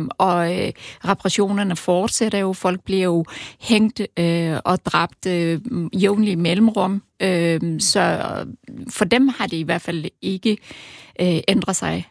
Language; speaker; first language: Danish; early bilingual, other home language; Persian